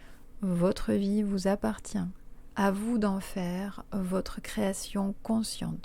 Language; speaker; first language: French; native; French